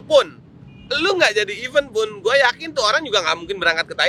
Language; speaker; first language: Indonesian; native; Indonesian